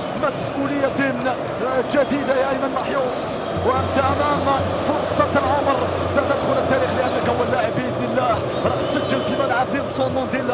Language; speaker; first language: Arabic; native; Arabic